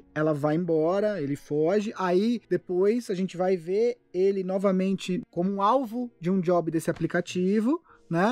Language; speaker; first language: Portuguese; native; Portuguese